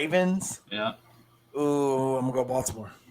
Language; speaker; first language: English; native; English